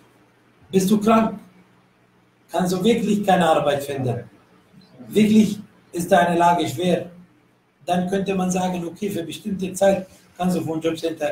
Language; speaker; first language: German; non-native, fluent; Arabic